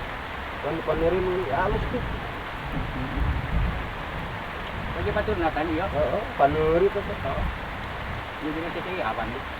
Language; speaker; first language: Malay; non-native, local second language; Sundanese